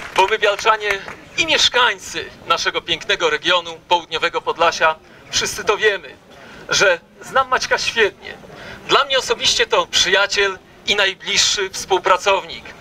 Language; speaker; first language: Polish; native; Polish